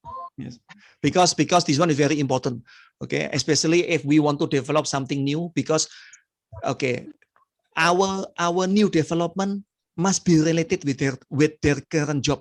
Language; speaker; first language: English; non-native, fluent; Indonesian